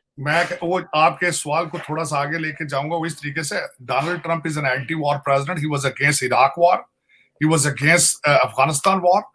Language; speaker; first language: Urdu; non-native, local second language; Punjabi